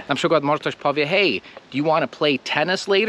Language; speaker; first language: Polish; non-native, fluent; English